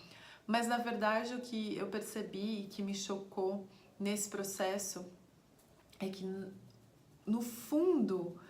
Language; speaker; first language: Portuguese; native; Portuguese